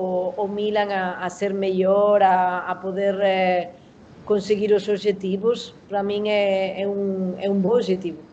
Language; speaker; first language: Portuguese; non-native, learner; Spanish